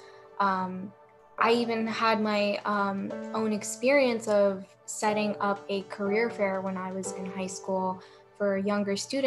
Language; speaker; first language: English; native; English